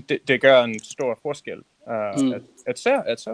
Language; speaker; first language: Danish; non-native, learner; English